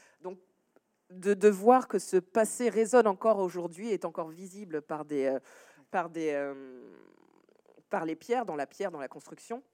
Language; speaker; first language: French; native; French